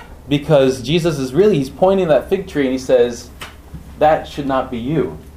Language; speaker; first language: English; native; English